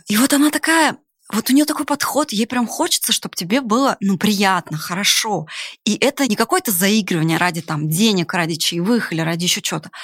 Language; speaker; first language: Russian; native; Russian